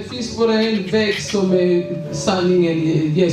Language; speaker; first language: Swedish; non-native, learner; Swahili